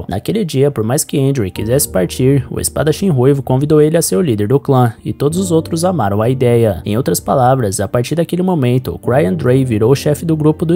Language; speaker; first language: Portuguese; native; Portuguese